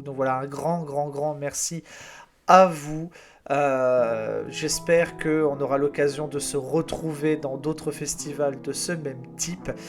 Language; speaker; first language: French; native; French